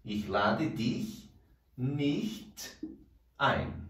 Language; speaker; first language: German; non-native, fluent; Portuguese